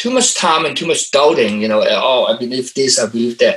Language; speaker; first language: English; non-native, local second language; Cantonese